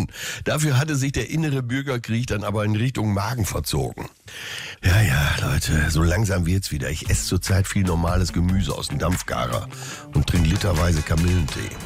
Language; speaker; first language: German; native; German